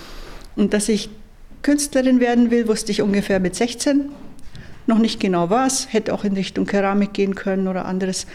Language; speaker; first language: German; native; German